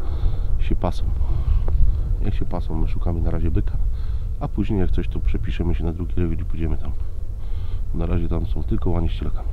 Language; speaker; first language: Polish; native; Polish